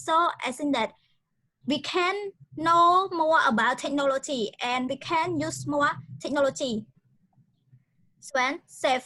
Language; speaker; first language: English; non-native, learner; Khmer